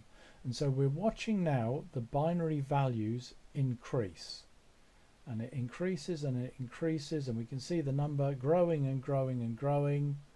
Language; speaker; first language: English; native; English